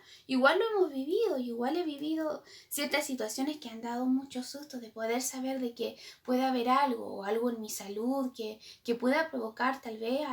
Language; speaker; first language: Spanish; native; Spanish